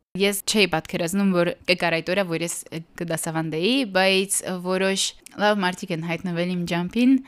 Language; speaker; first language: Armenian; early bilingual, heritage; Armenian